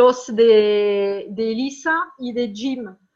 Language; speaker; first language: Spanish; non-native, fluent; French